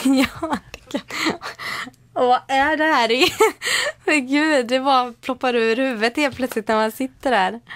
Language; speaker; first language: Swedish; native; Swedish